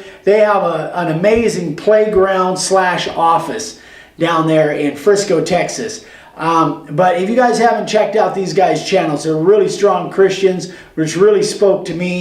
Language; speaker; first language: English; native; English